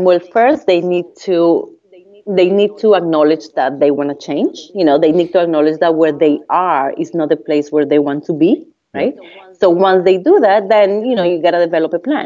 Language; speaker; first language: English; non-native, fluent; Spanish